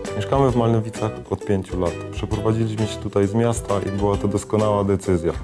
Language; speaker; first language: Polish; native; Polish